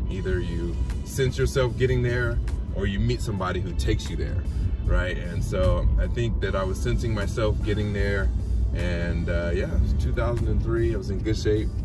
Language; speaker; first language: English; native; English